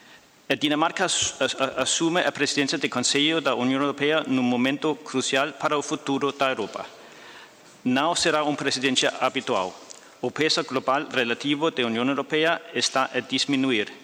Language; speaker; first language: Portuguese; non-native, fluent; Danish